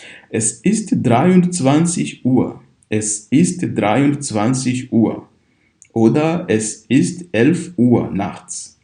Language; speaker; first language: German; non-native, fluent; Kinyarwanda